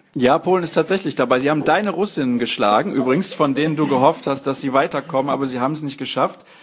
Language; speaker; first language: German; native; German